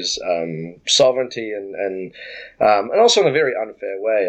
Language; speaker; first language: English; native; English